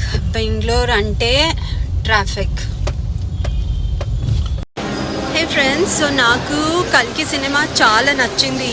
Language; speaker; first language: Telugu; non-native, learner; Kannada